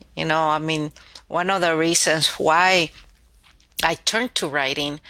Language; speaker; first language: English; early bilingual, other home language; Spanish